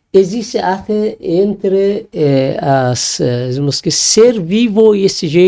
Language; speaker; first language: Portuguese; non-native, learner; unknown